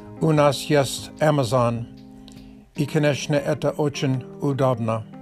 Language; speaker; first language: Polish; non-native, learner; Russian